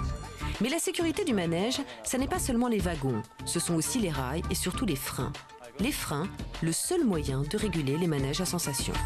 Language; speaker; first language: French; native; French